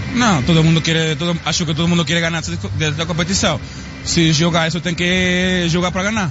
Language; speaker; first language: Portuguese; non-native, learner; Spanish